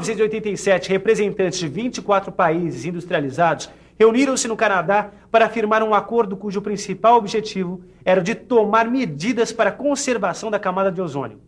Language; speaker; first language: Portuguese; native; Portuguese